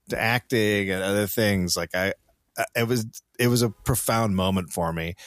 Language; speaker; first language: English; native; English